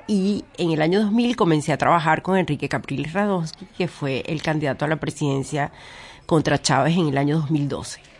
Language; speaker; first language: Spanish; native; Spanish